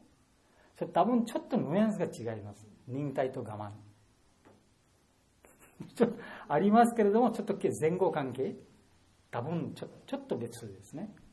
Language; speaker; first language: Japanese; non-native, learner; Bangla